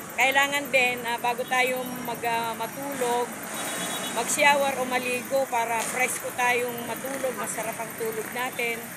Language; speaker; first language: Filipino; non-native, local second language; Iloko